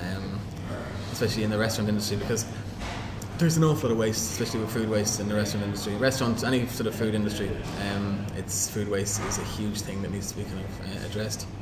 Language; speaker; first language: English; native; English